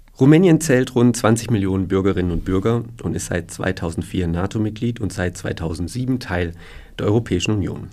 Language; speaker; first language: German; native; German